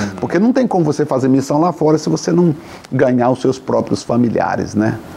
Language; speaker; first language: Portuguese; native; Portuguese